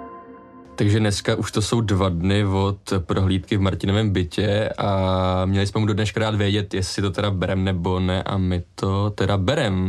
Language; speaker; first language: Czech; native; Czech